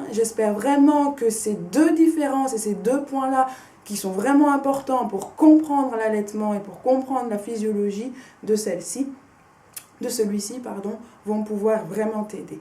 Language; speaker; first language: French; native; French